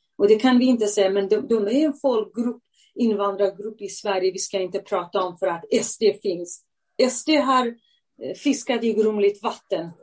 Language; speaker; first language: Swedish; non-native, fluent; Central Kurdish